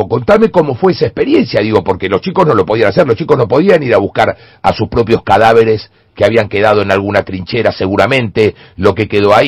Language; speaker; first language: Spanish; native; Spanish